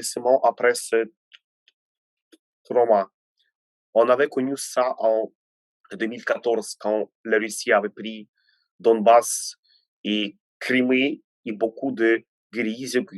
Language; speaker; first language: French; non-native, fluent; Ukrainian